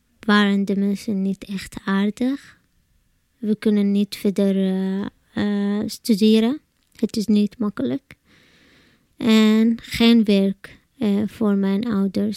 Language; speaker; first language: Dutch; non-native, learner; Arabic